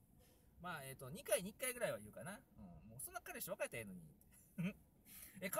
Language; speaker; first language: Japanese; native; Japanese